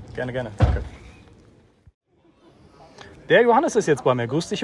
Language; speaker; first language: German; native; German